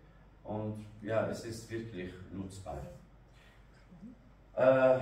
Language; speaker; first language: German; non-native, learner; Kurdish